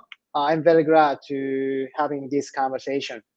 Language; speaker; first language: English; non-native, learner; Japanese